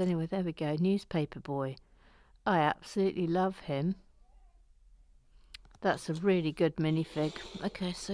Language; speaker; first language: English; native; English